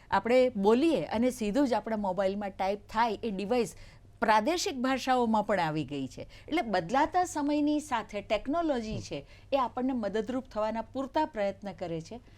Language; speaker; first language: Gujarati; native; Gujarati